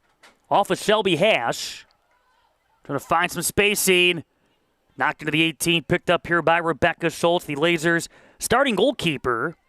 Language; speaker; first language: English; native; English